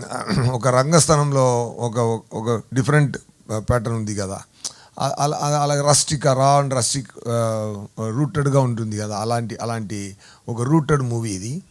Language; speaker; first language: Telugu; non-native, fluent; Tamil